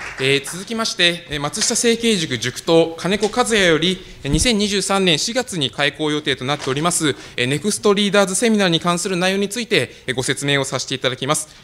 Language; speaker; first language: Japanese; native; Japanese